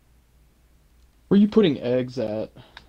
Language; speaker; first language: English; native; English